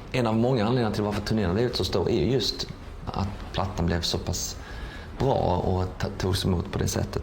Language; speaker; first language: Swedish; native; Swedish